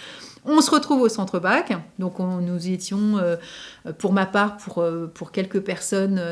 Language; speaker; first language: French; native; French